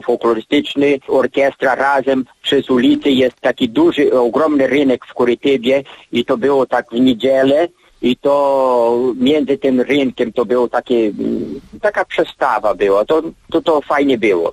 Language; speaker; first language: Polish; early bilingual, heritage; Polish